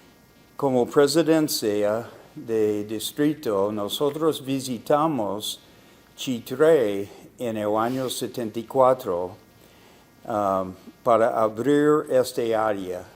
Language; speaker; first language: Spanish; non-native, fluent; English